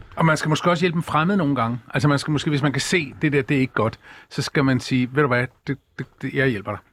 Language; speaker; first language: Danish; native; Danish